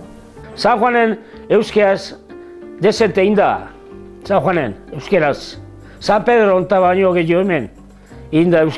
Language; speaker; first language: Basque; native; Basque